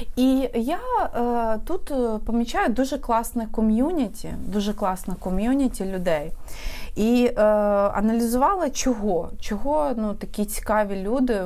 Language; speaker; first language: Ukrainian; non-native, local second language; Russian